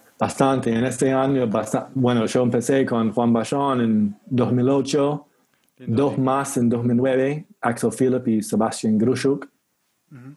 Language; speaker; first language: Spanish; non-native, learner; English